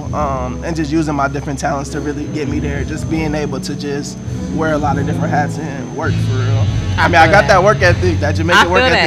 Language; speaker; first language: English; native; English